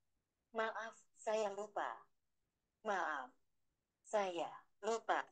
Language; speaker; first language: Indonesian; non-native, learner; Vietnamese